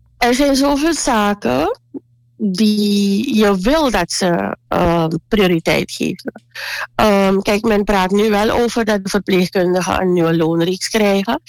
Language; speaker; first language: Dutch; native; Dutch